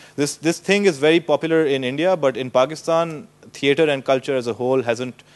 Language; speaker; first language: English; non-native, local second language; Urdu